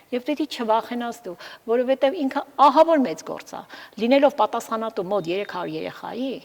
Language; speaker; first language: Armenian; early bilingual, heritage; Armenian